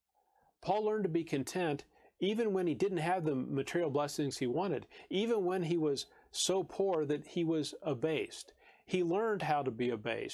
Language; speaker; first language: English; native; English